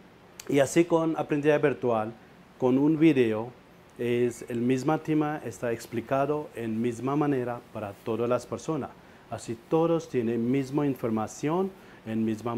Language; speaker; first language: Spanish; non-native, fluent; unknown